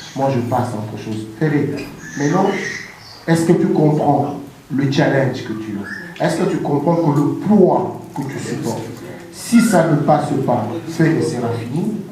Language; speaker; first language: French; non-native, local second language; Lingala